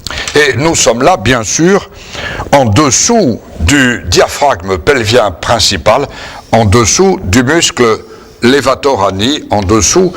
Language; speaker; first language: French; native; French